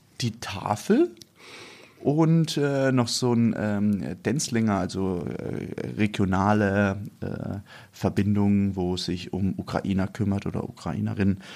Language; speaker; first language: German; native; German